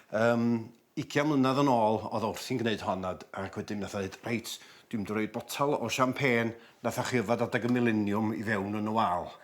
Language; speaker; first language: Welsh; native; Welsh